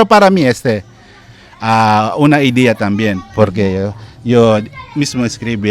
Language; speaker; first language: Spanish; non-native, learner; Filipino